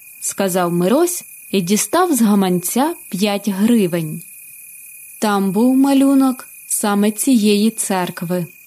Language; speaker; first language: Ukrainian; native; Ukrainian